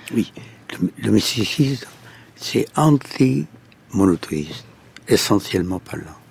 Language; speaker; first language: French; non-native, fluent; Arabic